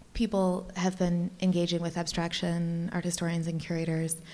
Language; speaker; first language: English; native; English